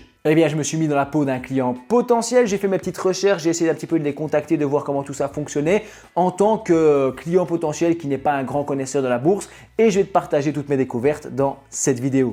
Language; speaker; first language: French; native; French